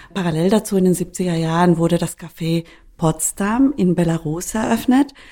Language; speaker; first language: German; non-native, fluent; Spanish